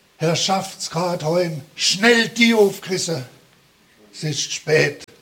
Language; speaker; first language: German; native; German